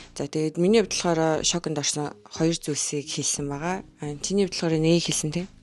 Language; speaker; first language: Mongolian; native; Mongolian